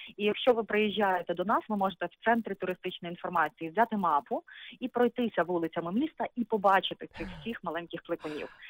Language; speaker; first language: Ukrainian; native; Ukrainian